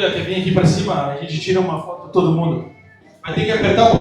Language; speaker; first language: Portuguese; native; Portuguese